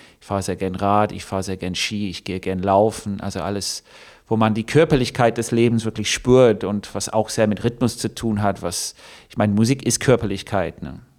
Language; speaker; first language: German; non-native, fluent; English